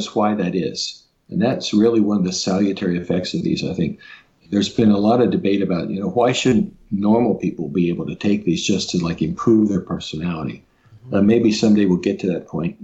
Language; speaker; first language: English; native; English